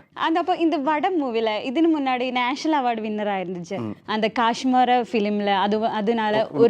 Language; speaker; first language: Tamil; non-native, local second language; Malayalam